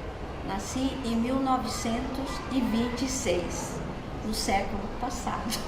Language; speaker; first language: Portuguese; early bilingual, other home language; Yiddish